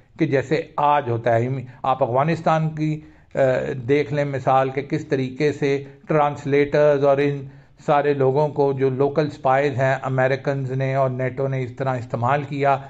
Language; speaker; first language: Urdu; native; Urdu